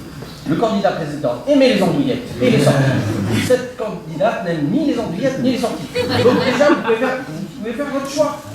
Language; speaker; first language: French; native; French